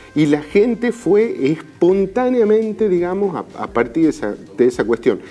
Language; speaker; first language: Spanish; native; Spanish